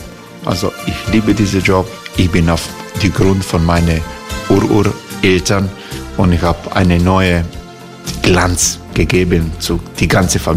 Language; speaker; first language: German; non-native, fluent; Croatian